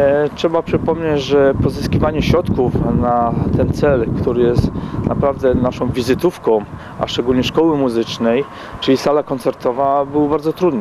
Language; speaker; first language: Polish; native; Polish